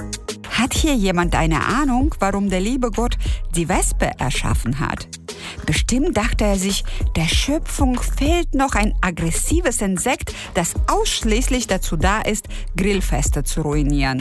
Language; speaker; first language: German; non-native, fluent; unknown